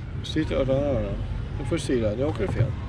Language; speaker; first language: Swedish; native; Swedish